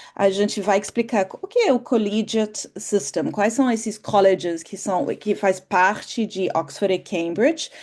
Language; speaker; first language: Portuguese; non-native, fluent; English